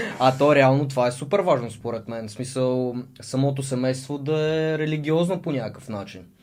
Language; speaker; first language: Bulgarian; early bilingual, other home language; Russian